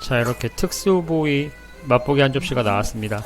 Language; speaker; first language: Korean; native; Korean